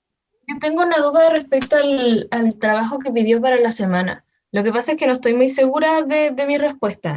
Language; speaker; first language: Spanish; native; Spanish